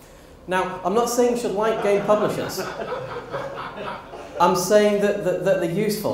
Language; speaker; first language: English; native; English